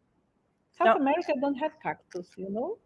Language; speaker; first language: English; non-native, learner; Portuguese